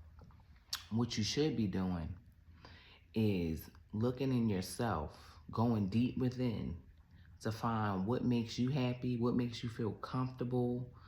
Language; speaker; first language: English; native; English